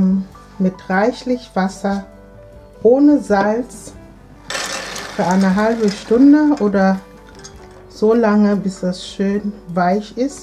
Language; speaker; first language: German; non-native, fluent; Akan